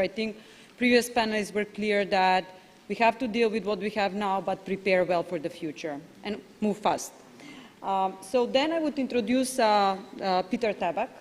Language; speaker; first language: English; non-native, fluent; Macedonian